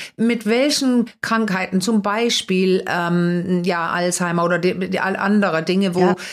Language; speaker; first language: German; non-native, fluent; Danish